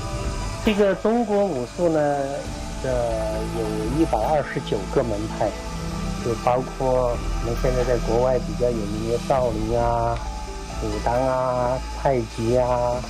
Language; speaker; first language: Chinese; native; Chinese